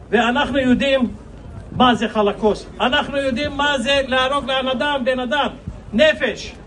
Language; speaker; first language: Hebrew; non-native, fluent; Azerbaijani